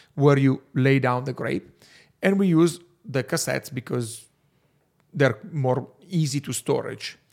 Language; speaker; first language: English; non-native, fluent; Italian